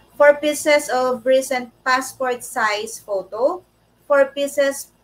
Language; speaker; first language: English; non-native, local second language; Filipino